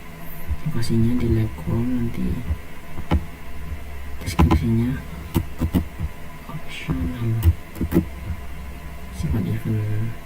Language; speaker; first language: Indonesian; native; Indonesian